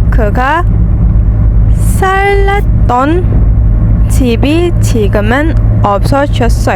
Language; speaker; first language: Korean; non-native, learner; Indonesian